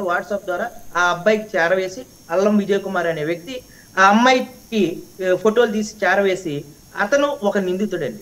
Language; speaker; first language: Telugu; native; Telugu